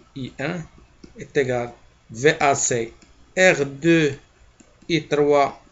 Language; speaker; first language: French; non-native, local second language; Arabic